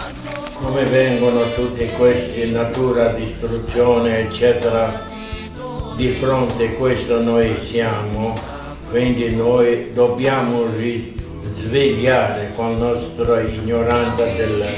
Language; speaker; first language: Italian; non-native, fluent; Tibetan